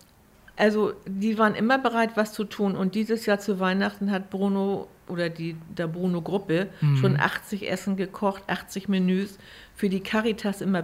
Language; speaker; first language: German; native; German